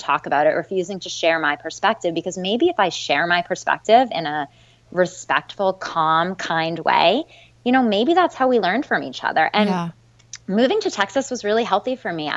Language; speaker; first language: English; native; English